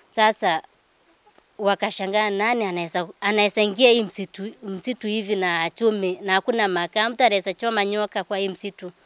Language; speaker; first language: Swahili; non-native, local second language; Kalenjin